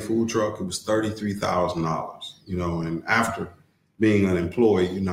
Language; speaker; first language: English; native; English